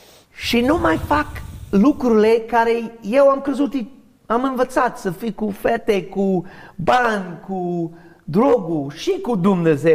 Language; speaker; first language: Romanian; non-native, learner; English